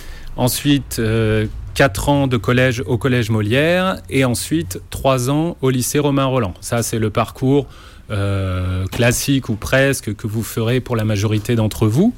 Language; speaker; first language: French; native; French